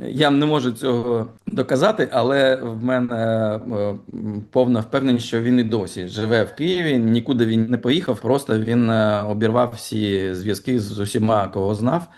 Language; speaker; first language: Ukrainian; non-native, local second language; Russian